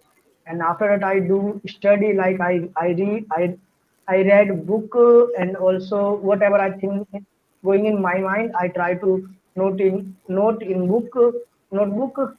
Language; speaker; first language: English; non-native, learner; Hindi